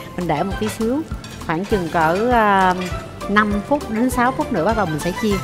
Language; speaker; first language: Vietnamese; native; Vietnamese